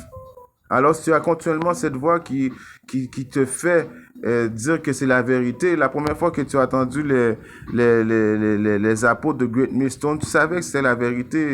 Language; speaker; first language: French; native; French